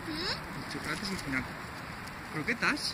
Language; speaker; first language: Spanish; native; Spanish